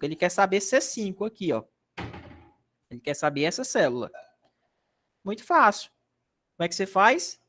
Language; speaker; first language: Portuguese; native; Portuguese